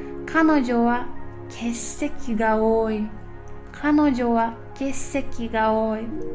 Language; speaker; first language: Japanese; non-native, fluent; English